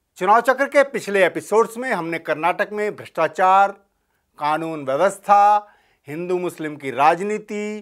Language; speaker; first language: Hindi; native; Hindi